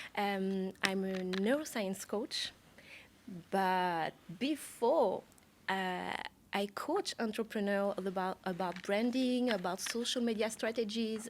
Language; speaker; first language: English; non-native, learner; French